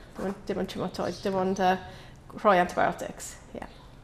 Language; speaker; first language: Welsh; non-native, learner; English